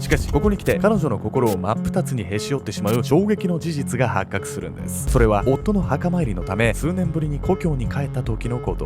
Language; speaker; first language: Japanese; native; Japanese